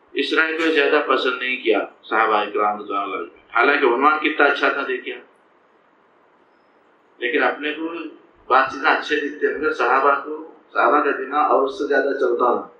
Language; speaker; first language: Urdu; native; Urdu